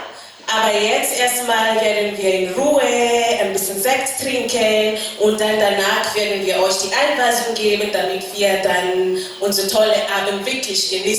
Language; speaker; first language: German; non-native, fluent; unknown